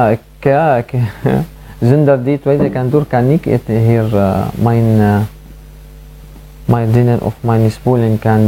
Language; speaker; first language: Dutch; non-native, learner; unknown